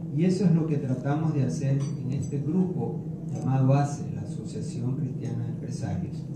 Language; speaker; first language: Spanish; native; Spanish